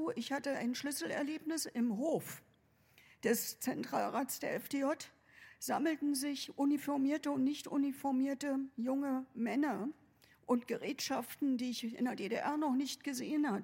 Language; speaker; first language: German; native; German